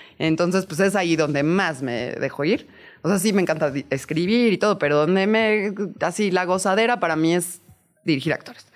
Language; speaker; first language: Spanish; native; Spanish